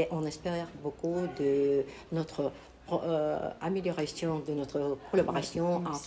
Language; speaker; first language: French; non-native, fluent; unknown